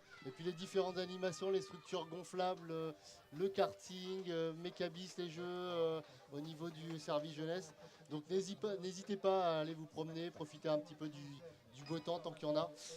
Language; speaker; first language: French; native; French